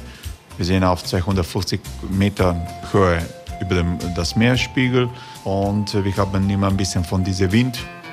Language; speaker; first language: German; non-native, learner; Croatian